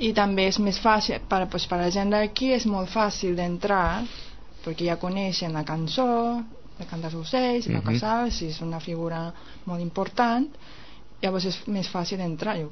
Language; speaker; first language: Catalan; non-native, fluent; Japanese